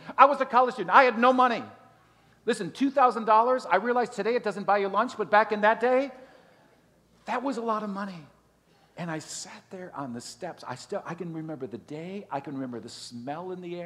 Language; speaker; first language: English; native; English